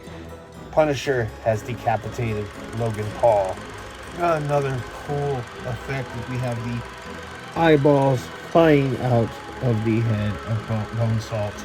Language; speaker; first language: English; native; English